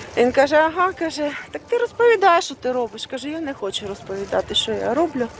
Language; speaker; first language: Ukrainian; native; Ukrainian